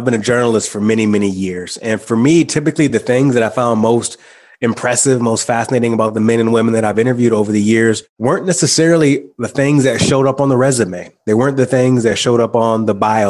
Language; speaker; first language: English; native; English